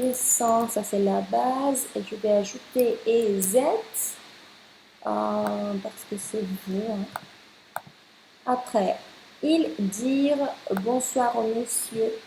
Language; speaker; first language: French; non-native, fluent; Spanish